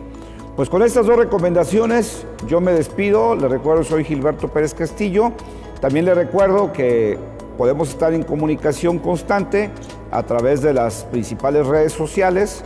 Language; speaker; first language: Spanish; native; Spanish